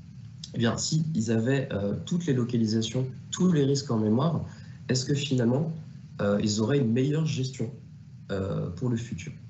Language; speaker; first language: French; native; French